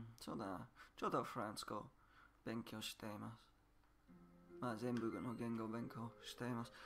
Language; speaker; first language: Japanese; non-native, learner; English